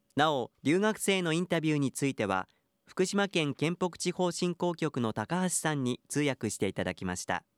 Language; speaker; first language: Japanese; native; Japanese